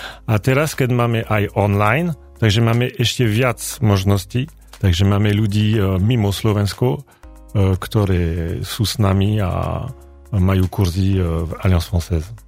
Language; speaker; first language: Slovak; non-native, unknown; French